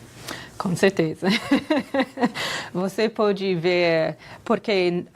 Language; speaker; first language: Portuguese; non-native, fluent; English